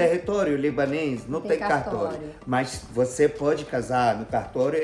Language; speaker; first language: Portuguese; non-native, fluent; Arabic